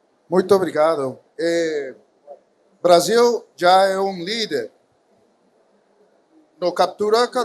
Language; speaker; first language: Portuguese; non-native, fluent; Spanish